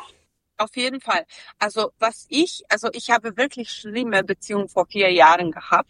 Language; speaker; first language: German; non-native, fluent; Serbian